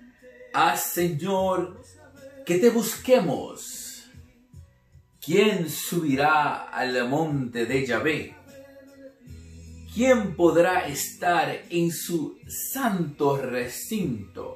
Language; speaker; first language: Spanish; native; Spanish